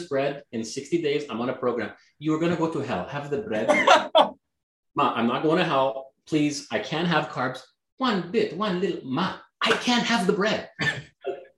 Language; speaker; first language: English; non-native, fluent; Greek